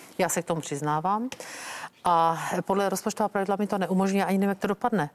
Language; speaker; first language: Czech; native; Czech